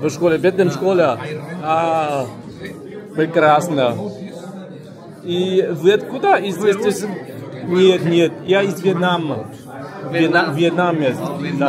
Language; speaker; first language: Russian; non-native, learner; Vietnamese